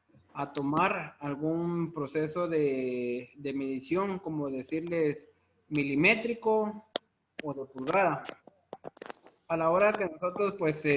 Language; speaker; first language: Spanish; native; Spanish